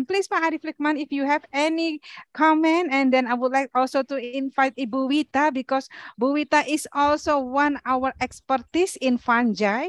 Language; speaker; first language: English; non-native, learner; Indonesian